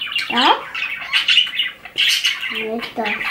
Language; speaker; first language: German; early bilingual, other home language; Turkish